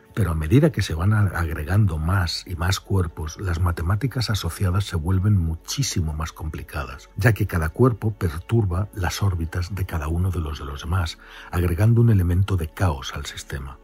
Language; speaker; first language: Spanish; native; Spanish